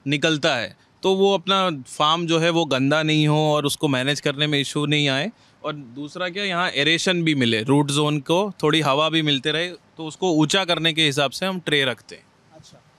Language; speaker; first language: Hindi; native; Hindi